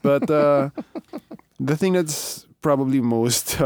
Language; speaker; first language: English; non-native, local second language; Filipino